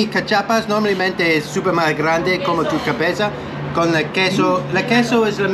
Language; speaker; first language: Spanish; non-native, learner; English